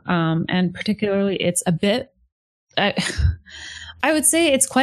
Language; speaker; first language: English; native; English